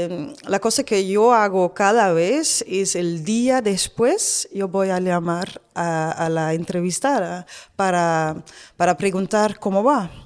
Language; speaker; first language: Spanish; non-native, learner; Dutch